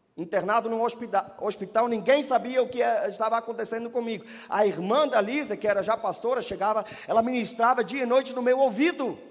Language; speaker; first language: Portuguese; non-native, fluent; German